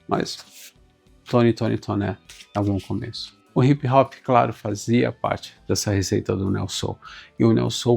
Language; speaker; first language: Portuguese; native; Portuguese